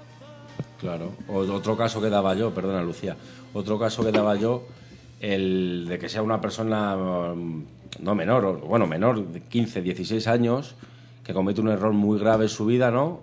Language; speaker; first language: Spanish; native; Spanish